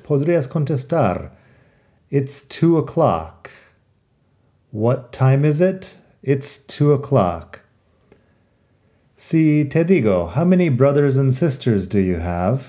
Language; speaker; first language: English; native; English